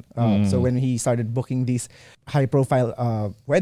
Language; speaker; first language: English; non-native, local second language; Filipino